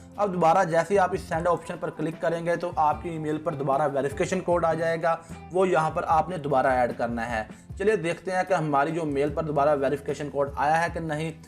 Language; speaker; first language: Urdu; non-native, local second language; Punjabi